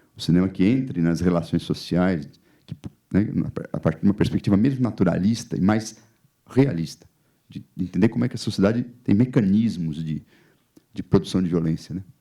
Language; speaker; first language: Portuguese; native; Portuguese